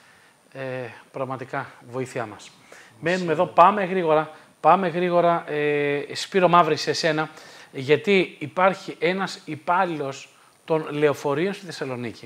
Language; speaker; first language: Greek; native; Greek